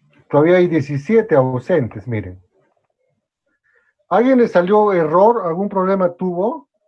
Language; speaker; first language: Spanish; native; Spanish